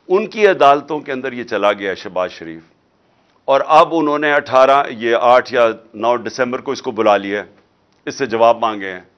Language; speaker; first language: Urdu; non-native, local second language; Punjabi